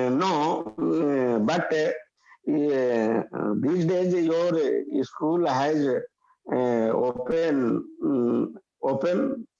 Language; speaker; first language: English; non-native, learner; Hindi